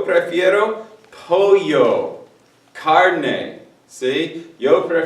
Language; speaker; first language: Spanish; non-native, fluent; English